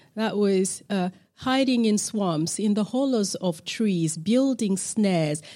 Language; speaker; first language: English; non-native, local second language; Acoli